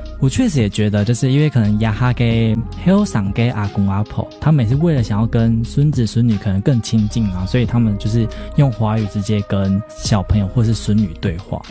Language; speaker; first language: Chinese; native; Chinese